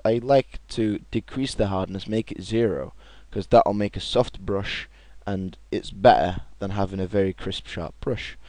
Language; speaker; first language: English; native; English